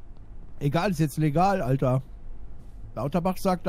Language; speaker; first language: German; native; German